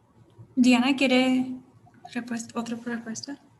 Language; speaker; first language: Spanish; non-native, learner; English